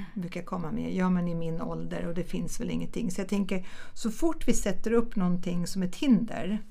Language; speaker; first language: Swedish; early bilingual, other home language; German